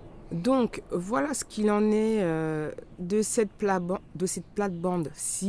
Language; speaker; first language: French; native; French